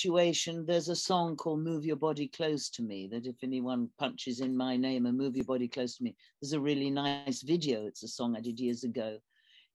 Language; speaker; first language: English; native; English